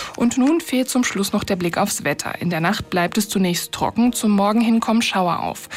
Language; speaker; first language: German; native; German